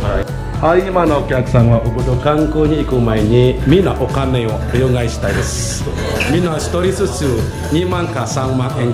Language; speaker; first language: Japanese; non-native, fluent; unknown